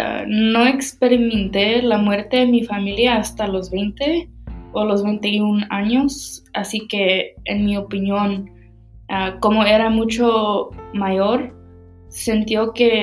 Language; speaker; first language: Spanish; early bilingual, heritage; Spanish